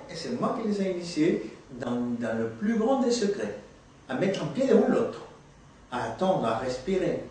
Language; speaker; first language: French; non-native, fluent; Spanish